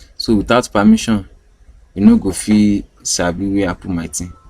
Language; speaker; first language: Nigerian Pidgin; native; Nigerian Pidgin